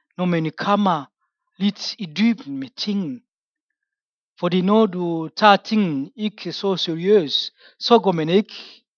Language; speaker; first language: Danish; non-native, fluent; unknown